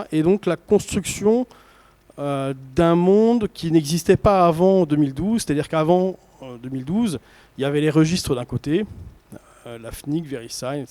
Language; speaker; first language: French; native; French